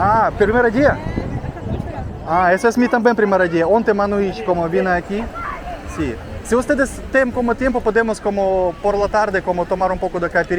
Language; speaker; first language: Portuguese; non-native, learner; Russian